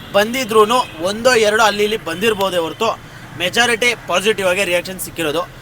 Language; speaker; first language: Kannada; native; Kannada